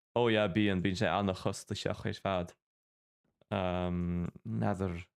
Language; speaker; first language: Irish; non-native, local second language; English